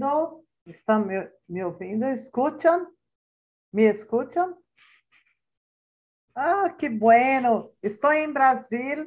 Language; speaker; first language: Spanish; non-native, learner; Portuguese